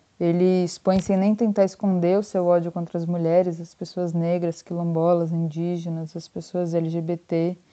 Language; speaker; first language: Portuguese; native; Portuguese